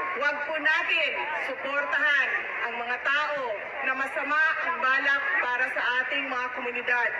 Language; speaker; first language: Filipino; non-native, local second language; Cebuano